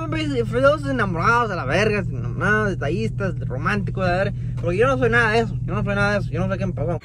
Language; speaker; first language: Spanish; early bilingual, heritage; Spanish